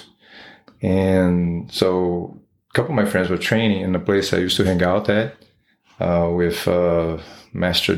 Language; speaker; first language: English; non-native, fluent; Portuguese